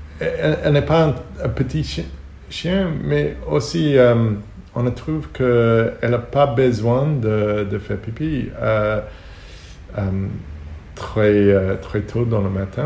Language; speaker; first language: French; non-native, learner; Hebrew